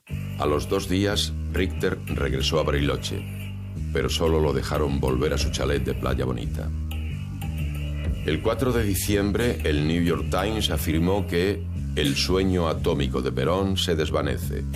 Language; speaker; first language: Spanish; native; Spanish